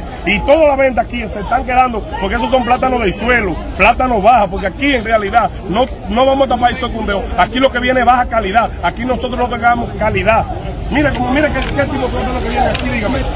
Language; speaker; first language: Spanish; native; Spanish